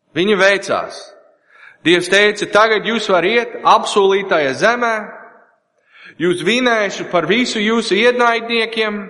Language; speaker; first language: Latvian; non-native, learner; English